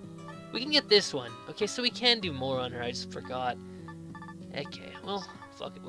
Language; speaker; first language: English; native; English